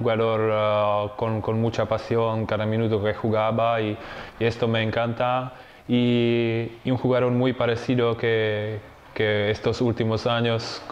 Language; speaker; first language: Spanish; non-native, fluent; Czech